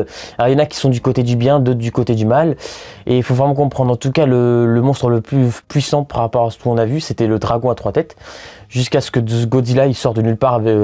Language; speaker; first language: French; native; French